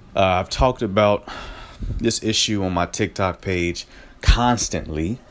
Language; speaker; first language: English; native; English